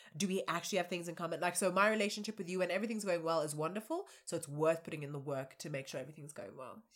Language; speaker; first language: English; native; English